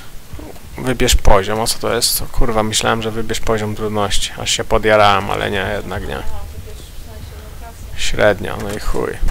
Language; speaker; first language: Polish; native; Polish